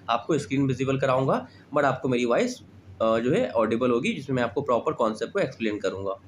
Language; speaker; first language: Hindi; native; Hindi